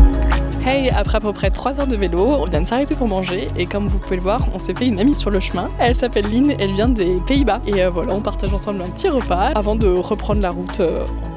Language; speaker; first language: French; native; French